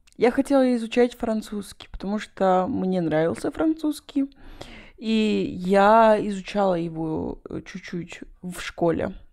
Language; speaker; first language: Russian; non-native, fluent; Spanish